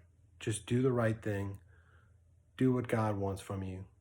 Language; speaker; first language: English; native; English